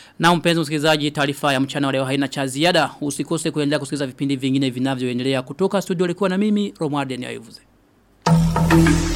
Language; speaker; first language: Swahili; non-native, local second language; Rundi